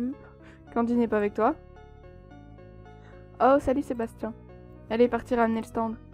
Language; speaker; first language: French; native; French